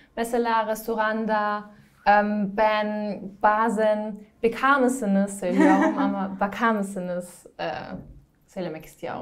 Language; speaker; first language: Turkish; non-native, learner; German